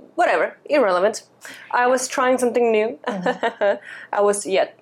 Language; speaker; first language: English; non-native, fluent; Russian